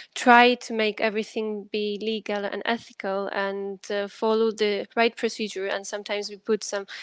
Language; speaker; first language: English; non-native, fluent; Greek